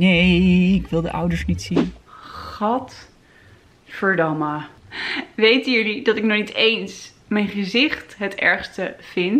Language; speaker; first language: Dutch; native; Dutch